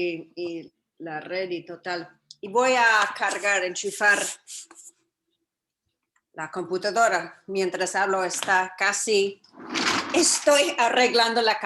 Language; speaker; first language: Spanish; non-native, fluent; English